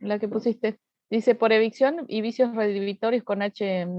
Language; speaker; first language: Spanish; native; Spanish